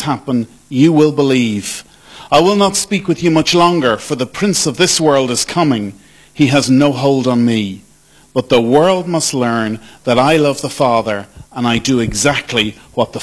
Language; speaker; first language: English; native; English